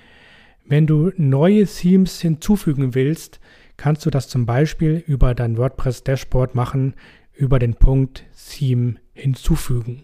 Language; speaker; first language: German; native; German